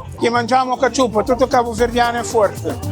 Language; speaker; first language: Italian; non-native, learner; Portuguese